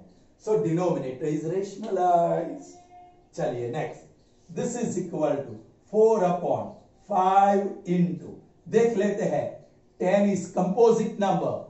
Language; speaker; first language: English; non-native, local second language; Hindi